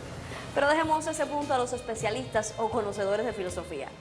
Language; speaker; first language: Spanish; native; Spanish